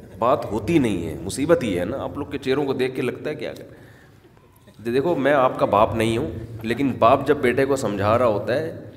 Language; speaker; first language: Urdu; native; Urdu